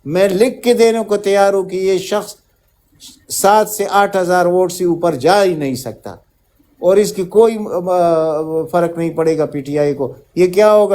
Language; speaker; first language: Urdu; native; Urdu